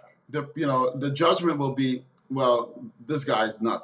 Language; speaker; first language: English; native; English